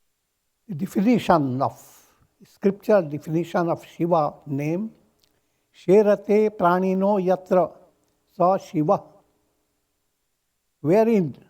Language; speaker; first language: English; non-native, local second language; Hindi